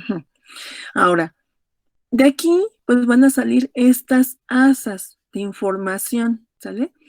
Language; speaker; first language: Spanish; native; Spanish